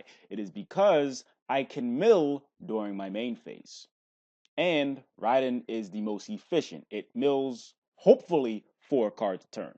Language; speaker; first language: English; native; English